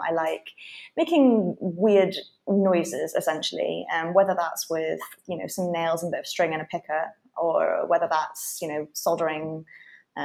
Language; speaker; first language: English; native; English